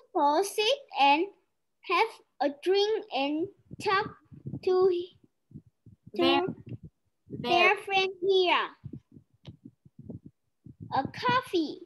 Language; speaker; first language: English; non-native, learner; Vietnamese